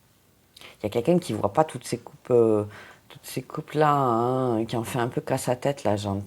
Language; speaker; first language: French; native; French